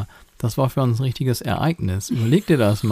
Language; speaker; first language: German; native; German